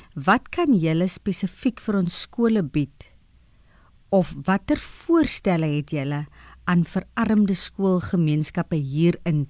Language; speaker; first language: Afrikaans; native; Afrikaans